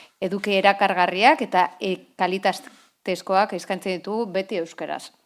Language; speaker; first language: Basque; non-native, local second language; Spanish